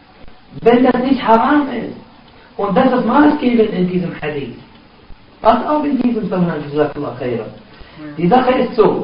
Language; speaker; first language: German; non-native, fluent; Arabic